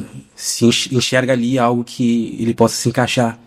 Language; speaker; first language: Portuguese; native; Portuguese